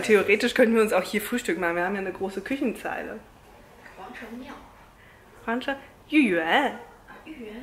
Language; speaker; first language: German; native; German